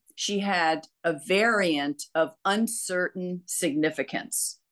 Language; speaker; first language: English; native; English